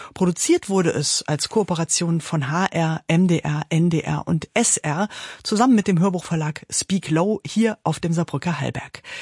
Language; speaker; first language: German; native; German